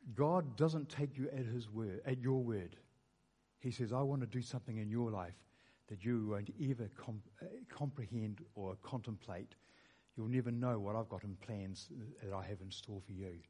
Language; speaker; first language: English; native; English